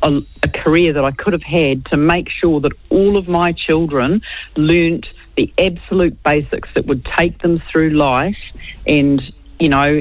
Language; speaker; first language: English; native; English